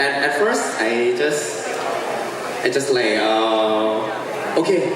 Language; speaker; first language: English; non-native, fluent; Thai